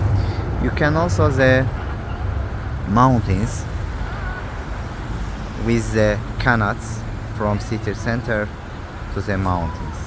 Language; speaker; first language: English; non-native, learner; Azerbaijani